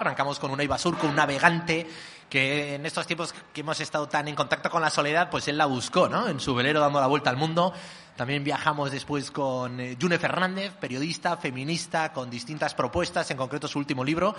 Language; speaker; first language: Spanish; native; Spanish